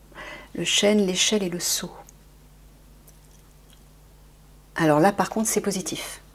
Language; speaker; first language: French; native; French